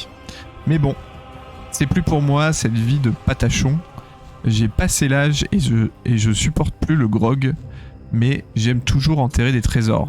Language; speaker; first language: French; native; French